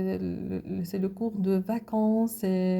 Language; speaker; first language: French; non-native, learner; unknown